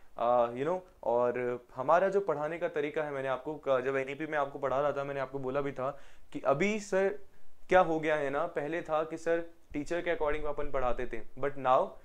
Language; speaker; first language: Hindi; native; Hindi